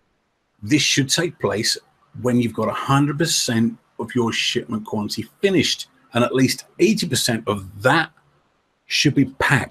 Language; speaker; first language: English; native; English